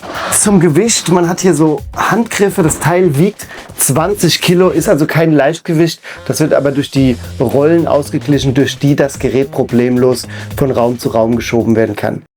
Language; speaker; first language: German; native; German